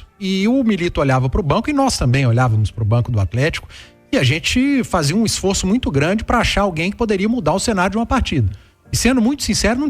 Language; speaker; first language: Portuguese; native; Portuguese